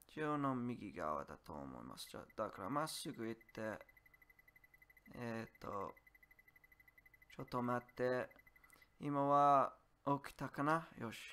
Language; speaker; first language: Japanese; non-native, learner; English